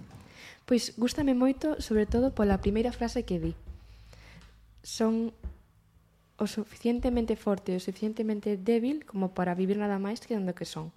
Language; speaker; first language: Galician; native; Galician